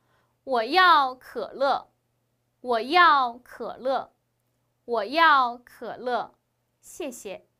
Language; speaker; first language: Chinese; non-native, fluent; Korean